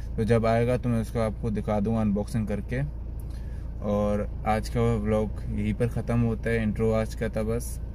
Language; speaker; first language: Urdu; early bilingual, heritage; Urdu